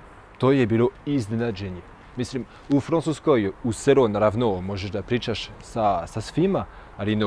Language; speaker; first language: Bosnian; non-native, fluent; French